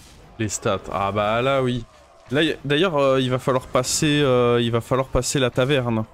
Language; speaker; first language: French; native; French